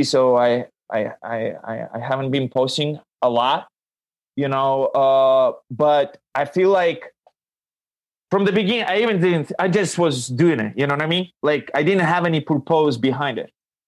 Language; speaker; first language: English; non-native, fluent; Ukrainian